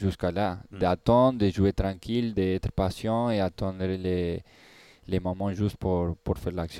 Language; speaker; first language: French; non-native, learner; Spanish